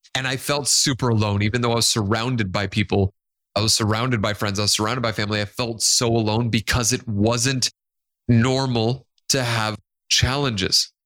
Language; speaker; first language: English; non-native, fluent; Spanish